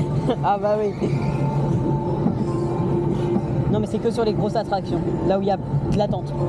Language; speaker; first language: French; native; French